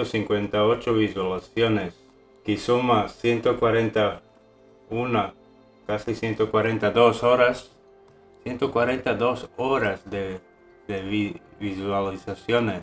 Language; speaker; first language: Spanish; non-native, fluent; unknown